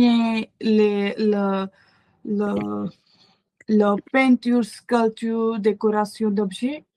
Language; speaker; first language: French; non-native, learner; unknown